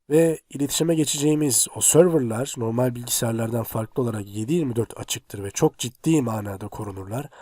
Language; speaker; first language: Turkish; native; Turkish